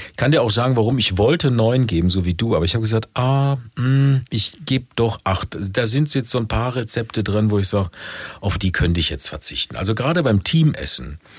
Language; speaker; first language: German; native; German